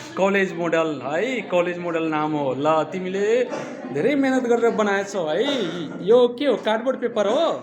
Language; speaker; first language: Nepali; non-native, local second language; Maithili